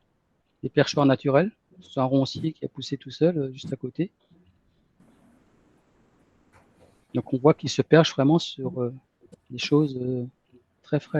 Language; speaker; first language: French; native; French